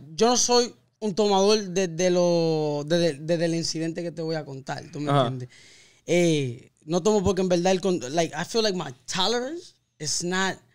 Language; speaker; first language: Spanish; early bilingual, other home language; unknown